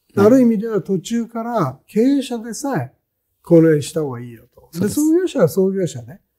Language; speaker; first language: Japanese; native; Japanese